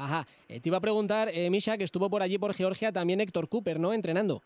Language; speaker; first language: Spanish; native; Spanish